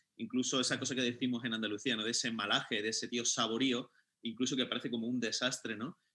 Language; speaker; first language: Spanish; native; Spanish